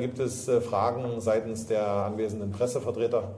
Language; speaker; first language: German; native; German